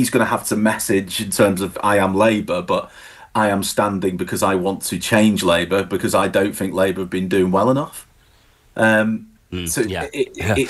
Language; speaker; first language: English; native; English